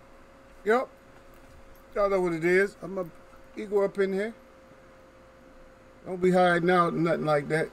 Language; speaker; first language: English; native; English